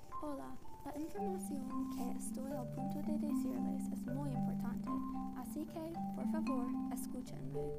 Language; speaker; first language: Spanish; non-native, learner; English